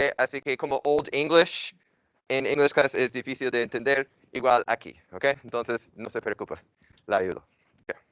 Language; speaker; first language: Spanish; non-native, fluent; English